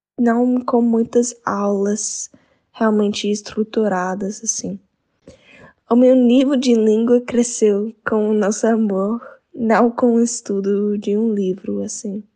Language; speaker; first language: Portuguese; non-native, fluent; English